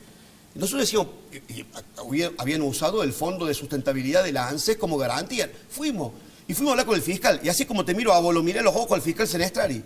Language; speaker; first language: Spanish; native; Spanish